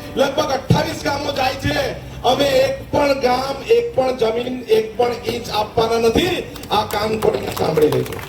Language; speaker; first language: Gujarati; non-native, local second language; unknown